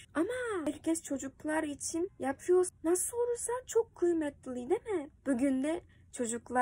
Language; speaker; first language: Turkish; non-native, learner; Japanese